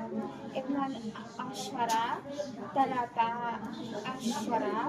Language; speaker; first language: Arabic; non-native, learner; Filipino